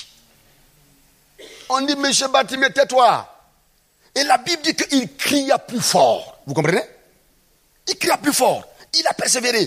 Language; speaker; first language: French; non-native, local second language; Mossi